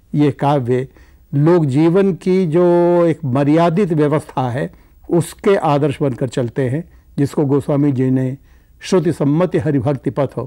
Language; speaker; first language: Hindi; native; Hindi